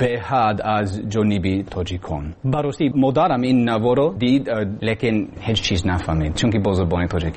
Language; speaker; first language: Persian; non-native, learner; English